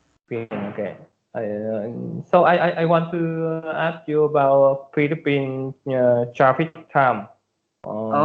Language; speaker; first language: English; non-native, learner; Vietnamese